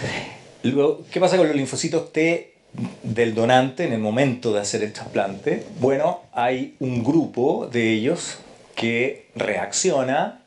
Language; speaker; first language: Spanish; native; Spanish